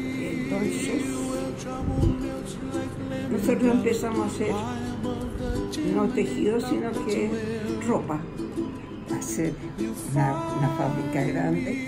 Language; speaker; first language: Spanish; early bilingual, other home language; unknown